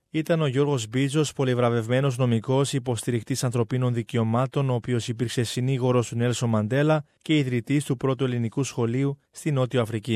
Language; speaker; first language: Greek; native; Greek